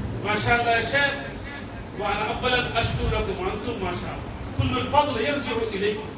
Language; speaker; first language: Arabic; non-native, fluent; Urdu